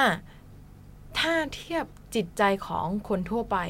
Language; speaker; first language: Thai; non-native, fluent; Japanese